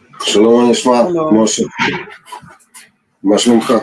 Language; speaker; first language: Hebrew; non-native, fluent; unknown